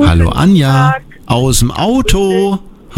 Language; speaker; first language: German; native; German